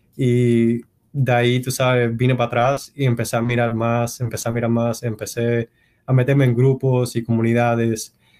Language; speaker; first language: Spanish; early bilingual, heritage; Spanish